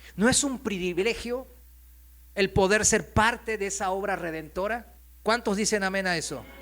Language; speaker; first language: Spanish; non-native, fluent; Korean